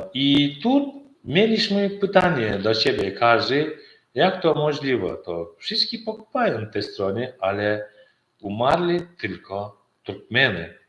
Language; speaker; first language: Polish; non-native, learner; Turkmen